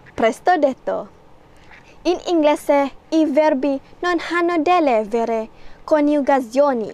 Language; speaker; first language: Italian; non-native, learner; Malay